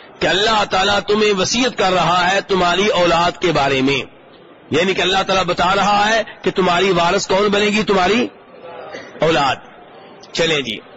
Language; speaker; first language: Urdu; native; Urdu